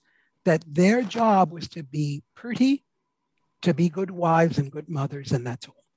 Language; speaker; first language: English; native; English